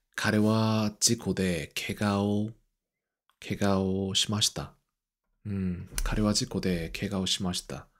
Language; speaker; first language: Japanese; non-native, learner; Korean